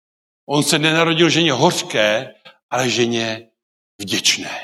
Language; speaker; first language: Czech; non-native, local second language; Polish